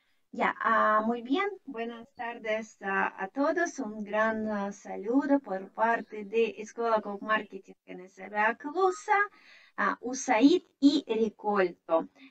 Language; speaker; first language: Spanish; non-native, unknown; Russian